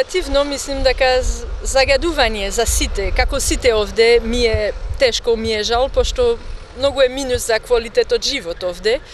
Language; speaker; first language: Macedonian; non-native, learner; French